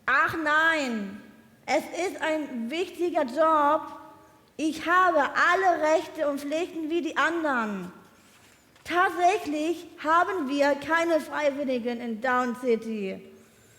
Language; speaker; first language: German; non-native, learner; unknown